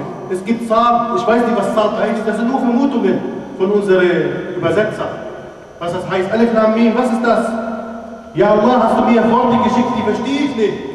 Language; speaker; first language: German; non-native, fluent; Arabic